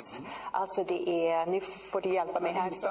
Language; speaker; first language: Swedish; non-native, fluent; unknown